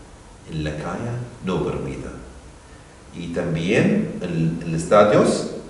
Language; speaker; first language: Spanish; non-native, learner; Arabic